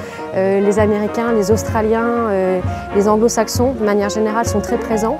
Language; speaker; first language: French; native; French